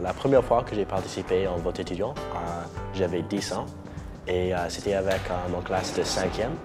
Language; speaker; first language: French; non-native, local second language; English